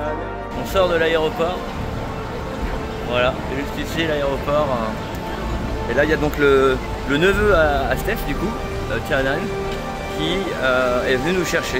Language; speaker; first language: French; native; French